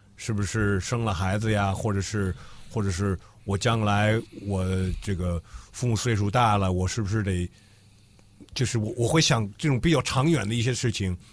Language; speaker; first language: Chinese; non-native, fluent; English